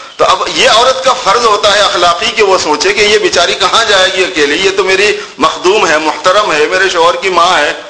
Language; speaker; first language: Urdu; native; Urdu